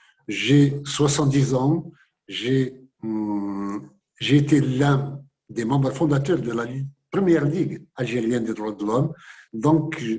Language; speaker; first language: French; non-native, local second language; Kabyle